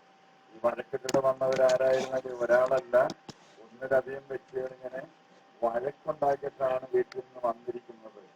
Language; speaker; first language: Malayalam; native; Malayalam